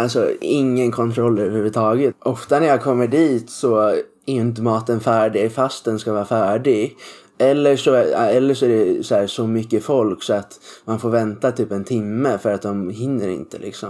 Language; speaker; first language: Swedish; native; Swedish